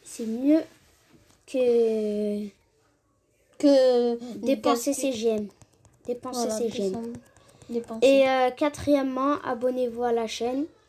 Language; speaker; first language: French; native; French